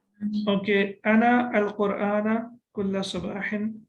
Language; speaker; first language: Arabic; non-native, fluent; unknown